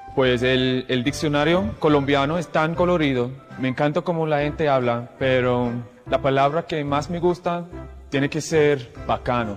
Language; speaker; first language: Spanish; non-native, fluent; English